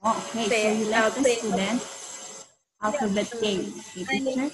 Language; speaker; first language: English; non-native, fluent; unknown